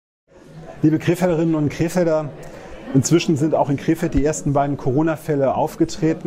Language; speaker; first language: German; native; German